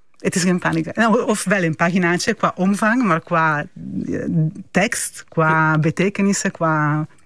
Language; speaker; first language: Dutch; non-native, fluent; Italian